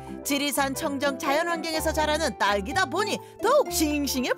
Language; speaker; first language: Korean; native; Korean